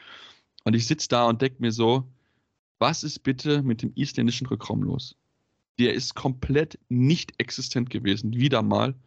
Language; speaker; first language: German; native; German